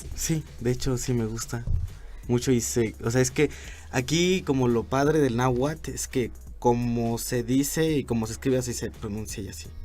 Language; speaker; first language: Spanish; non-native, local second language; Nahuatl languages